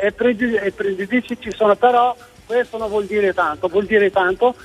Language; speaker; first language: Italian; non-native, fluent; Arabic